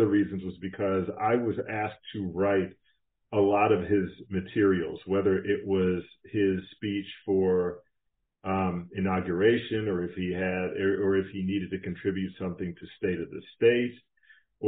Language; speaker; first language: English; native; English